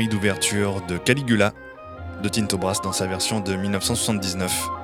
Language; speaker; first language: French; native; French